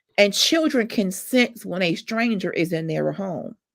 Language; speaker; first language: English; native; English